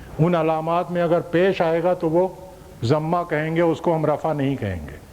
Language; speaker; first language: Urdu; native; Urdu